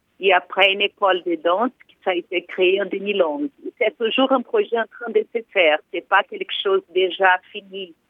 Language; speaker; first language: French; non-native, fluent; Portuguese